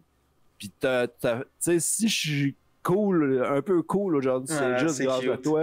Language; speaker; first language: French; native; French